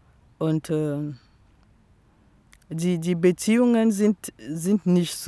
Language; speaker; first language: German; non-native, fluent; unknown